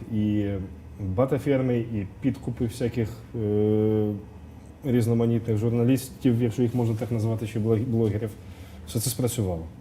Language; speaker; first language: Ukrainian; non-native, local second language; Russian